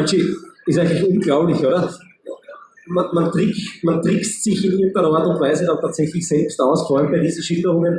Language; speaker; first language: German; native; German